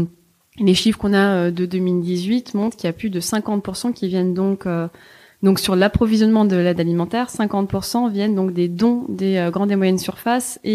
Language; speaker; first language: French; native; French